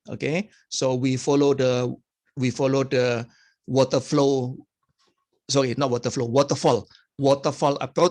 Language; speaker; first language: English; non-native, fluent; Indonesian